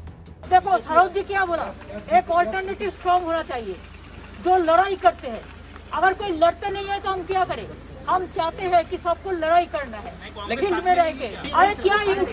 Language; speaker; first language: Hindi; non-native, local second language; Bangla